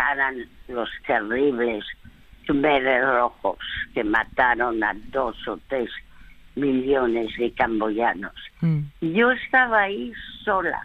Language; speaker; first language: Spanish; early bilingual, other home language; French